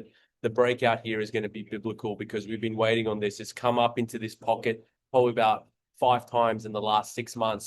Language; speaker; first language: English; native; English